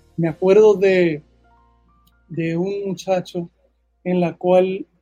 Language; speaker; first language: Spanish; early bilingual, heritage; Spanish